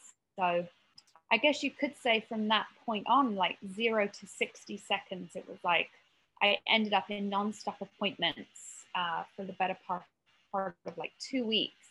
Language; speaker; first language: English; native; English